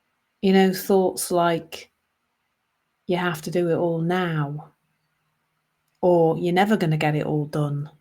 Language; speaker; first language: English; native; English